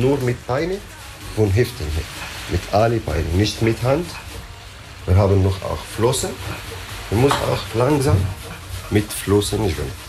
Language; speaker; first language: German; non-native, learner; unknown